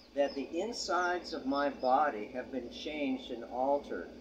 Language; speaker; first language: English; native; English